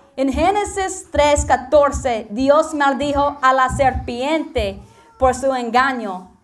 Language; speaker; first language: Spanish; non-native, learner; English